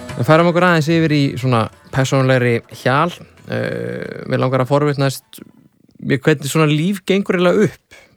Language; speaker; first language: Icelandic; native; Icelandic